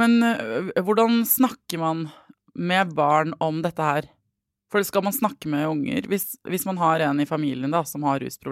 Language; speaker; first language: Norwegian; native; Norwegian